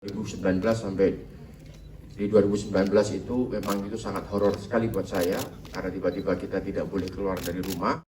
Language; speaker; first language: Indonesian; native; Indonesian